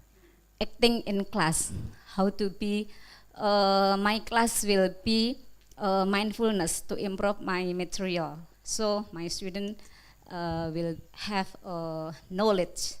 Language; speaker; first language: English; non-native, learner; Indonesian